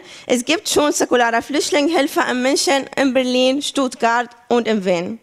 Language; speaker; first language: German; non-native, learner; Arabic